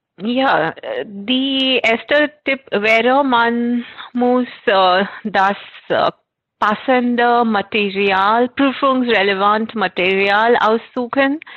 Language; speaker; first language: German; non-native, fluent; Marathi